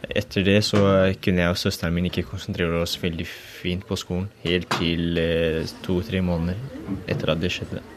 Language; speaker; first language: Norwegian; early bilingual, other home language; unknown